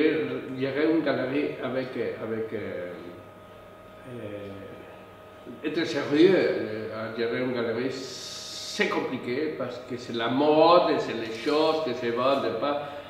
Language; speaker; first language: French; non-native, fluent; Spanish